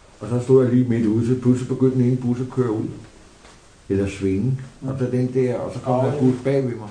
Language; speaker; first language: Danish; native; Danish